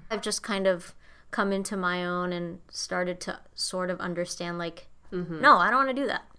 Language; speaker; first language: English; non-native, fluent; Indonesian